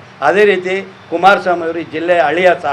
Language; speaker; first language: Kannada; native; Kannada